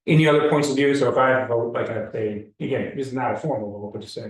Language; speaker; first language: English; native; English